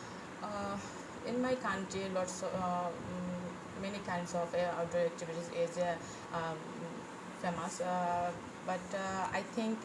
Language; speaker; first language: English; non-native, fluent; Bangla